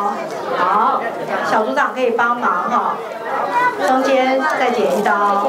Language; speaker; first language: Chinese; native; Chinese